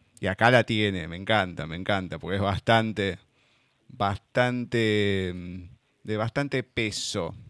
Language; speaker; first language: Spanish; native; Spanish